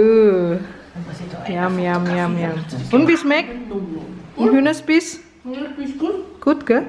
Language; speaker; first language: German; non-native, local second language; Indonesian